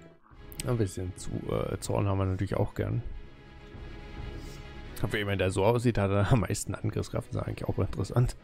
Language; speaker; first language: German; native; German